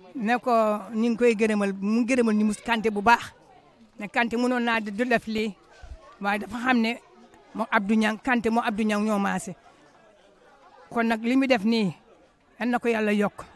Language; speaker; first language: Wolof; non-native, local second language; Mandingo